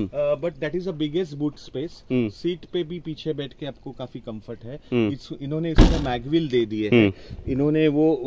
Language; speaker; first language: Hindi; non-native, local second language; Marathi